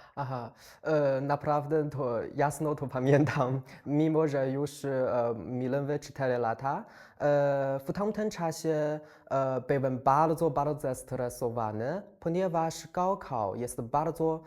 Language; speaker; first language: Polish; non-native, fluent; Chinese